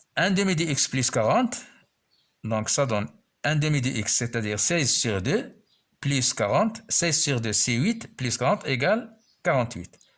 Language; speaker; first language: French; non-native, local second language; Arabic